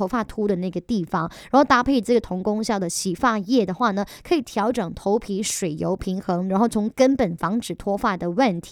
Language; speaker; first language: Chinese; native; Chinese